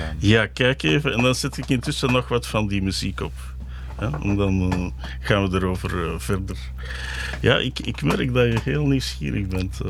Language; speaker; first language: Dutch; native; Dutch